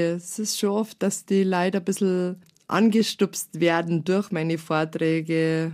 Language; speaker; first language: German; native; German